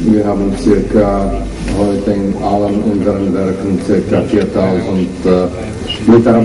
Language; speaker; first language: German; non-native, learner; Slovak